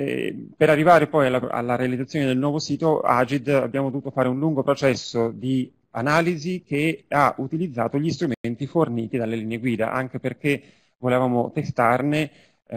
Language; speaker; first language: Italian; native; Italian